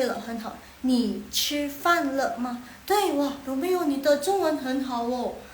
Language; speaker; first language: Chinese; non-native, fluent; Indonesian